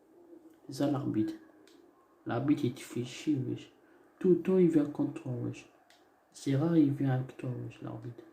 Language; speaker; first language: French; non-native, learner; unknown